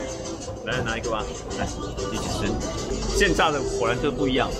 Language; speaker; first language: Chinese; native; Chinese